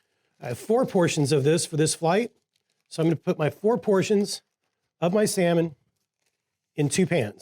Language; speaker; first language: English; native; English